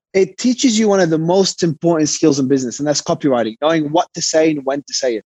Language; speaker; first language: English; early bilingual, other home language; Arabic